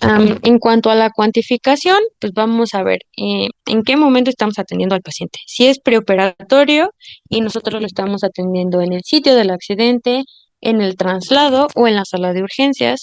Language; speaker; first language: Spanish; native; Spanish